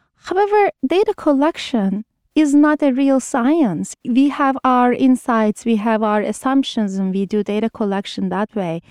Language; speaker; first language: English; non-native, fluent; Turkish